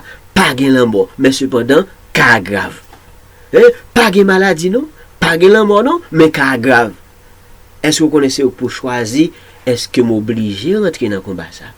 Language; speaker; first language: French; non-native, local second language; Haitian Creole